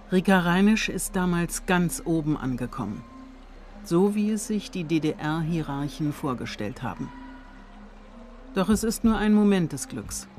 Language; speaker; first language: German; native; German